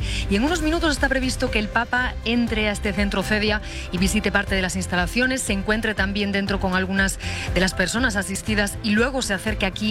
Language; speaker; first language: Spanish; native; Spanish